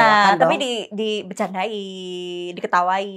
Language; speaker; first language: Indonesian; native; Indonesian